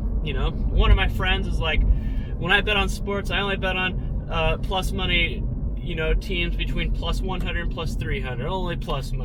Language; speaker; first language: English; native; English